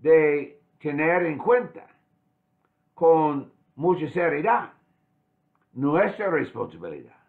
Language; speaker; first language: Spanish; non-native, fluent; English